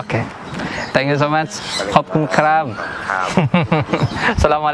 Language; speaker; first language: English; non-native, learner; Indonesian